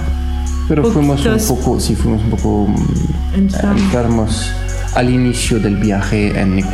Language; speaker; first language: Spanish; non-native, fluent; French